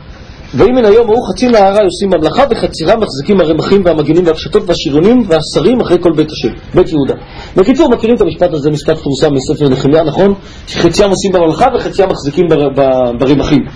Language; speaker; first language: Hebrew; native; Hebrew